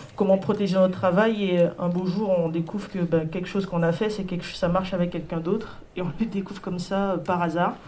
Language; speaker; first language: French; native; French